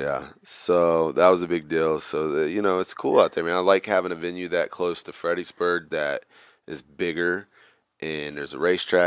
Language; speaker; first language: English; native; English